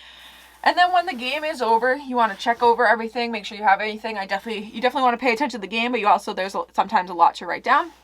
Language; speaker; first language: English; native; English